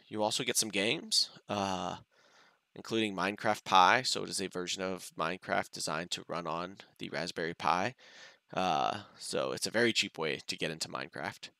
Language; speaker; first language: English; native; English